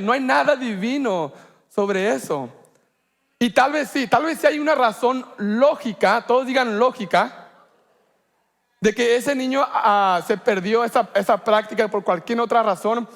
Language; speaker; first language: Spanish; early bilingual, heritage; Spanish